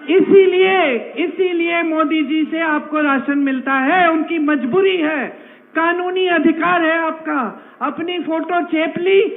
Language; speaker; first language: Hindi; native; Hindi